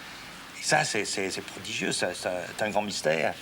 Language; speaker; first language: French; native; French